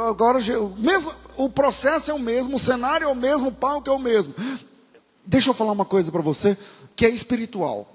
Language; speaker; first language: Portuguese; native; Portuguese